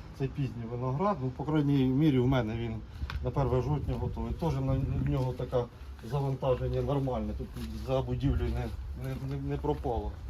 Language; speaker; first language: Ukrainian; native; Ukrainian